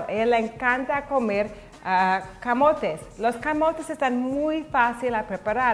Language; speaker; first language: Spanish; non-native, learner; English